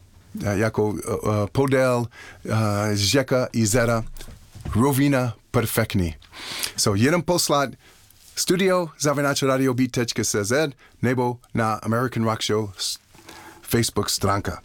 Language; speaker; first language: Czech; non-native, learner; English